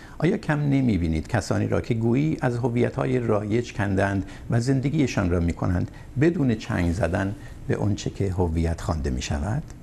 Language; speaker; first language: Persian; native; Persian